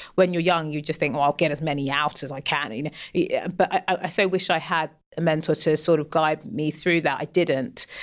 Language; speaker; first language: English; native; English